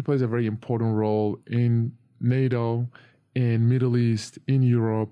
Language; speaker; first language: English; non-native, fluent; Turkish